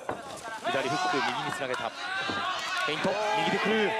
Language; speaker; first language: Japanese; native; Japanese